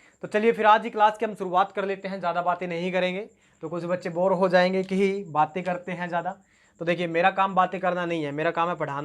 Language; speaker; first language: Hindi; native; Hindi